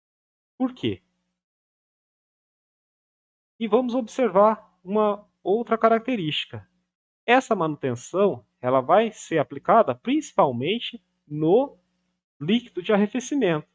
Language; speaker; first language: Portuguese; native; Portuguese